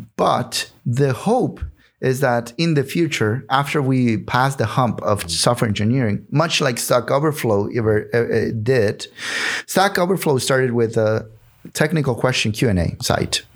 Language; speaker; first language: English; non-native, fluent; Spanish